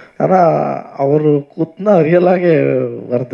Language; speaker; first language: Tamil; non-native, learner; Kannada